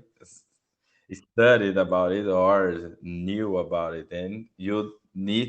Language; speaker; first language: English; non-native, learner; Portuguese